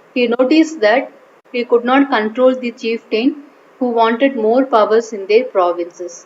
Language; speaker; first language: English; non-native, local second language; Tamil